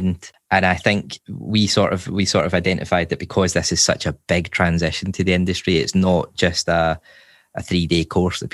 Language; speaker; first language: English; native; English